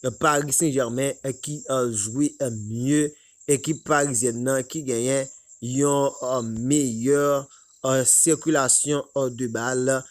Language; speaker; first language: French; non-native, local second language; Haitian Creole